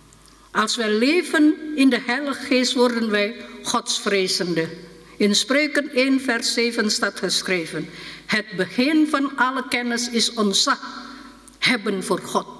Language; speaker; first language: Dutch; non-native, fluent; Indonesian